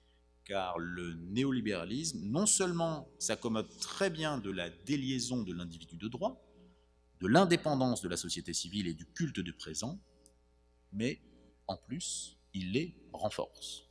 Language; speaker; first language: French; native; French